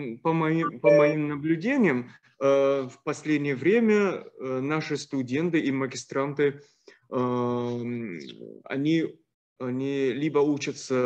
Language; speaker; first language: Russian; non-native, fluent; Chinese